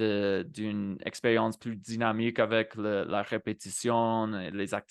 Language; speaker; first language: French; non-native, fluent; Spanish